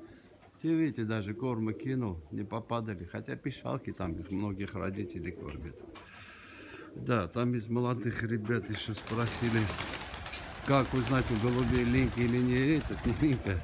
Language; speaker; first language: Russian; native; Russian